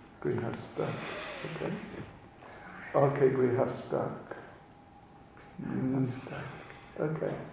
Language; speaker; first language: Russian; non-native, learner; English